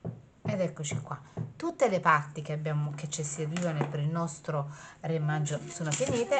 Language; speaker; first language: Italian; native; Italian